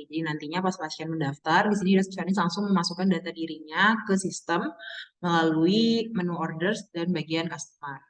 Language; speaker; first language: Indonesian; native; Indonesian